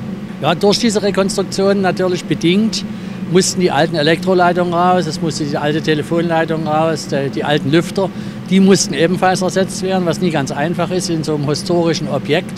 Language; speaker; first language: German; native; German